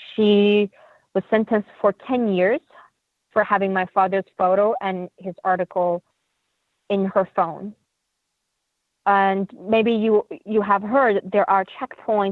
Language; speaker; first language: English; non-native, fluent; Uyghur